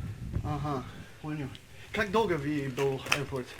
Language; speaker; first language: Russian; non-native, learner; English